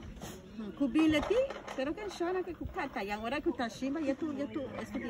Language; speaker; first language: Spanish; non-native, local second language; Yucateco